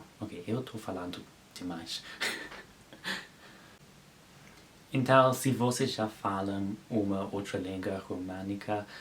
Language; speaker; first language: Portuguese; non-native, learner; English